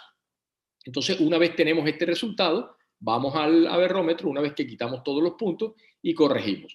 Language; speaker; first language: Spanish; native; Spanish